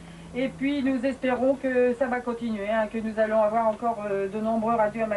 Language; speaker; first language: French; native; French